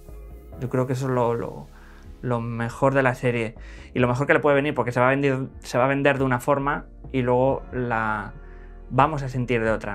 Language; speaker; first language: Spanish; native; Spanish